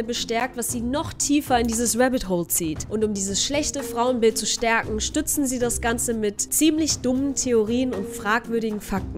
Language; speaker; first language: German; native; German